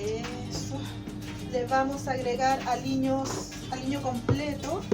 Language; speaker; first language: Spanish; native; Spanish